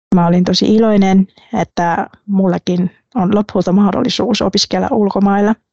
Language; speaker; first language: Finnish; non-native, fluent; Vietnamese